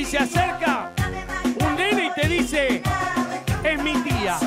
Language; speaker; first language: Spanish; native; Spanish